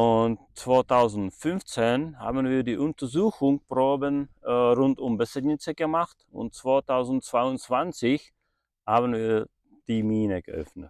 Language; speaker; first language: German; non-native, fluent; Czech